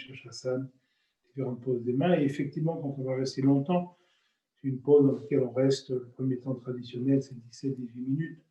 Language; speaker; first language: French; native; French